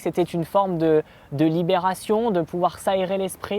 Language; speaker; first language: French; native; French